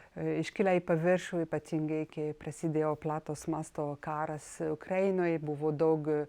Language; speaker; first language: Lithuanian; non-native, fluent; French